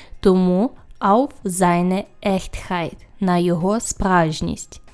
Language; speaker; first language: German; non-native, fluent; Ukrainian